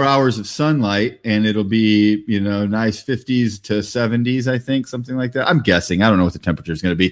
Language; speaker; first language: English; native; English